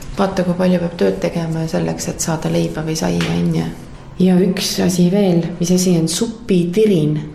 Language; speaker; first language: Estonian; native; Estonian